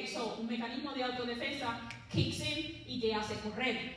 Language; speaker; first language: Spanish; early bilingual, heritage; Spanish